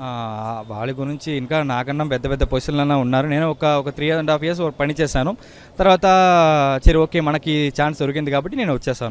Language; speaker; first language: Telugu; early bilingual, heritage; Tamil